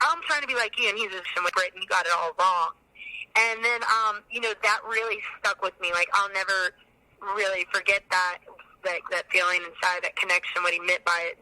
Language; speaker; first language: English; native; English